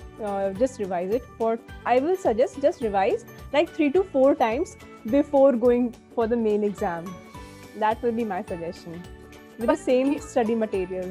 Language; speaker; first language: English; non-native, local second language; Hindi